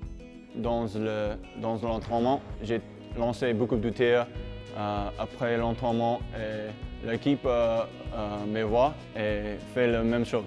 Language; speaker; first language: French; non-native, learner; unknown